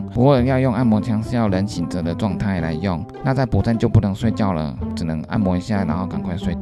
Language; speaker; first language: Chinese; native; Chinese